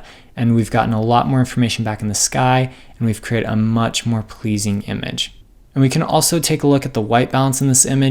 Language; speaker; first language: English; native; English